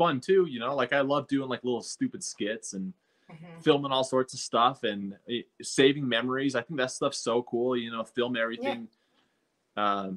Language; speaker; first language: English; native; English